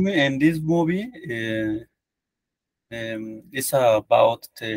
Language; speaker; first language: English; non-native, learner; Spanish